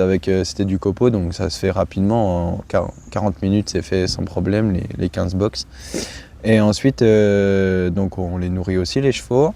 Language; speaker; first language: French; native; French